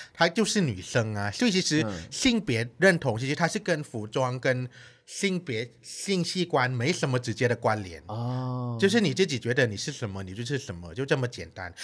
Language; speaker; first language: Chinese; non-native, fluent; Thai